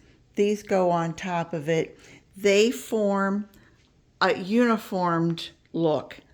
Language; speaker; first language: English; native; English